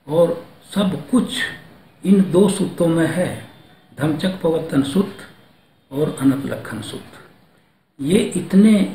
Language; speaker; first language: Hindi; native; Hindi